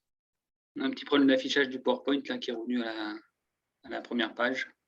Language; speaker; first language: French; native; French